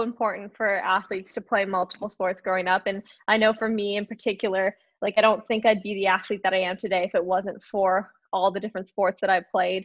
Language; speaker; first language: English; native; English